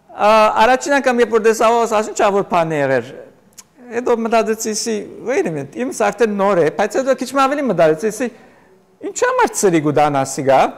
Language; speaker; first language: Armenian; native; Armenian